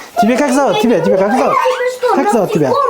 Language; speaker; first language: Russian; non-native, learner; Kyrgyz